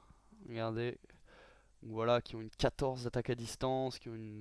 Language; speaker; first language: French; native; French